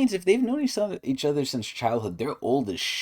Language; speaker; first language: English; native; English